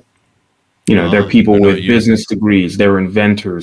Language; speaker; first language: English; native; English